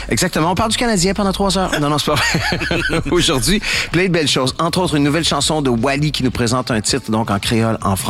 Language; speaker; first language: French; native; French